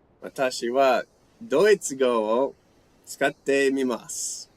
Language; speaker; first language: Japanese; non-native, learner; English